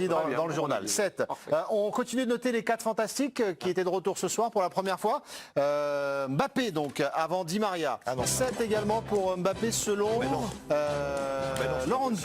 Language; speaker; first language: French; native; French